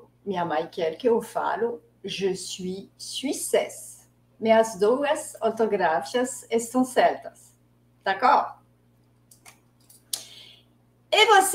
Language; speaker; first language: Portuguese; non-native, fluent; French